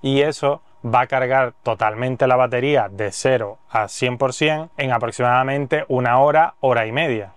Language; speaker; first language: Spanish; native; Spanish